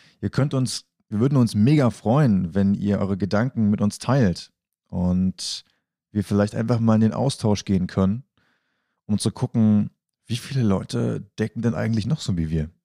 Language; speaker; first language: German; native; German